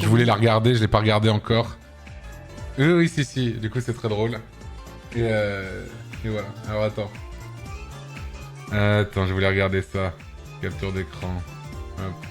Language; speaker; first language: French; native; French